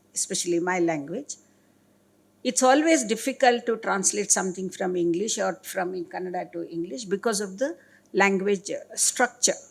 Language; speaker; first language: English; non-native, local second language; Kannada